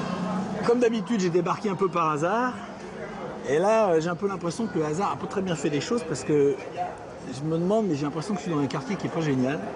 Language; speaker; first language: French; native; French